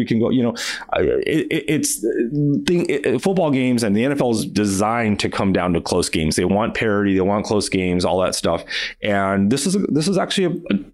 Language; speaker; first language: English; native; English